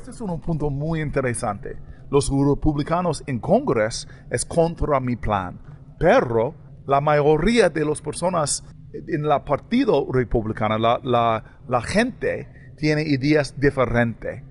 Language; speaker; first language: Spanish; non-native, learner; English